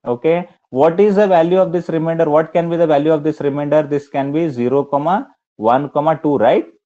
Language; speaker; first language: English; non-native, local second language; Kannada